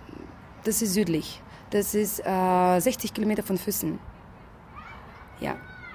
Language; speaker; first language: German; non-native, fluent; Russian